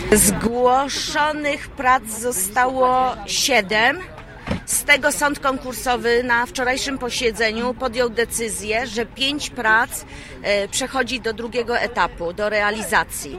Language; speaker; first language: Polish; native; Polish